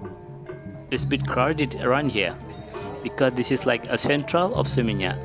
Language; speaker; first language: English; non-native, learner; Indonesian